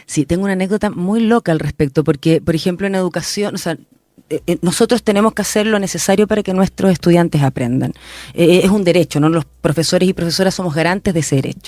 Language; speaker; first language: Spanish; native; Spanish